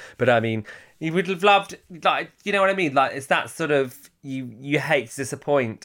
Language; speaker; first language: English; native; English